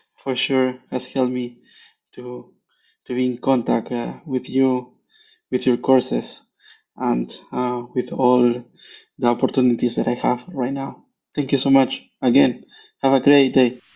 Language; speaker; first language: English; non-native, fluent; Spanish